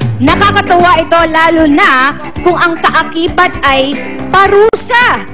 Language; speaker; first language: Filipino; native; Filipino